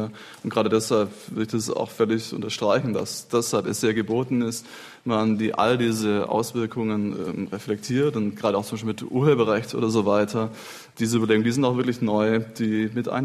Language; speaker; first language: German; native; German